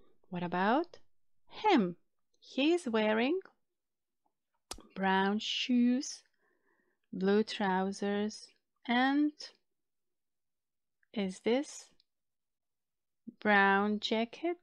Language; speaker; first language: English; non-native, fluent; Macedonian